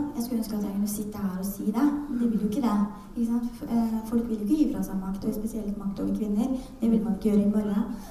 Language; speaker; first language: Norwegian; early bilingual, other home language; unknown